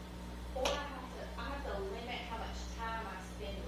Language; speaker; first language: English; native; English